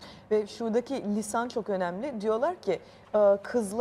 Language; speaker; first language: Turkish; native; Turkish